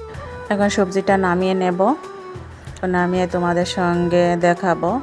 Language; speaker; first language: Bangla; native; Bangla